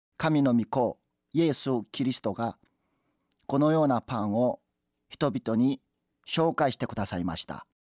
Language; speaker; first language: Japanese; non-native, fluent; Korean